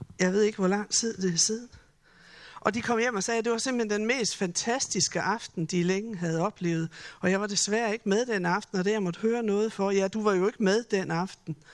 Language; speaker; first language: Danish; native; Danish